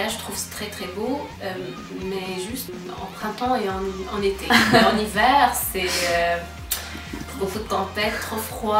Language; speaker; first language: French; non-native, local second language; Arabic